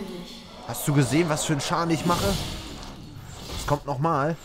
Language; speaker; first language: German; native; German